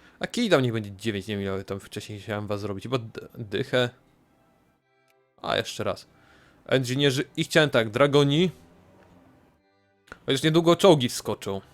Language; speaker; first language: Polish; native; Polish